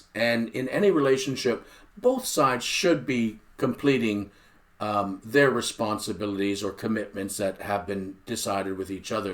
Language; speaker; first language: English; native; English